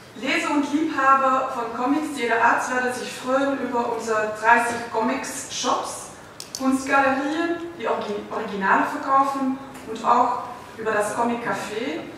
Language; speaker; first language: German; non-native, fluent; Dutch